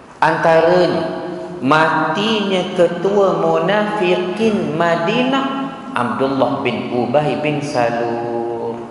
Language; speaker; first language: Malay; native; Malay